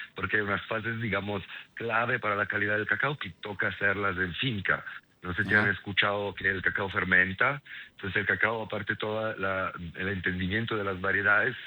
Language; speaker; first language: Spanish; non-native, fluent; Italian